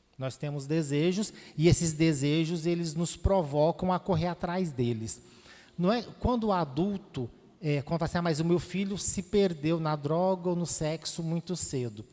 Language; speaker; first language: Portuguese; native; Portuguese